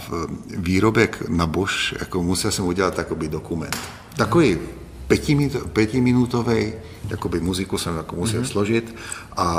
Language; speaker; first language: Czech; non-native, fluent; Hungarian